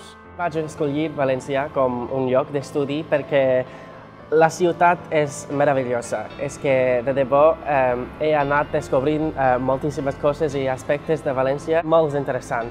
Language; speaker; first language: Catalan; non-native, fluent; English